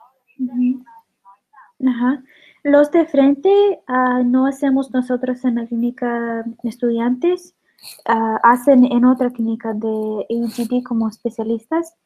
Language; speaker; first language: Spanish; non-native, learner; English